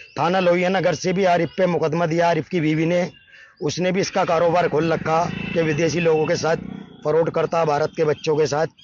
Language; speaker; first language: Hindi; native; Hindi